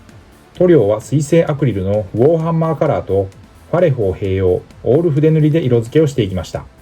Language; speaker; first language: Japanese; native; Japanese